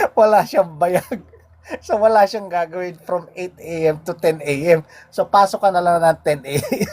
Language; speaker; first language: Filipino; native; Filipino